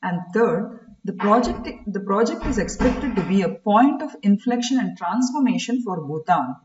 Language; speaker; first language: English; non-native, local second language; Kannada